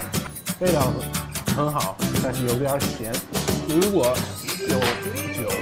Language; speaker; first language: Chinese; non-native, fluent; English